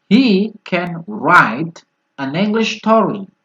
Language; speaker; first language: English; non-native, fluent; Indonesian